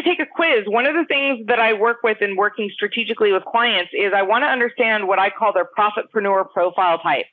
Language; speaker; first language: English; native; English